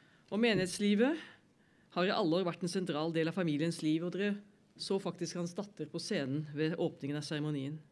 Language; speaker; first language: Norwegian; native; Norwegian